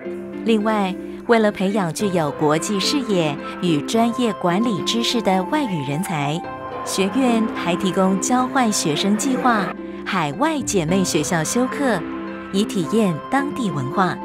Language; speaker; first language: Chinese; native; Chinese